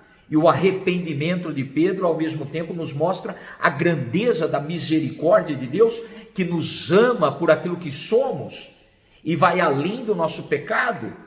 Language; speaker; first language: Portuguese; native; Portuguese